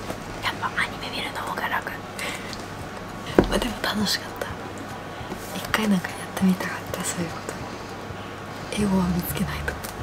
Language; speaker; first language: Japanese; non-native, fluent; English